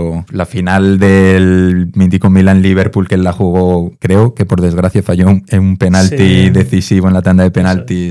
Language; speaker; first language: Spanish; native; Spanish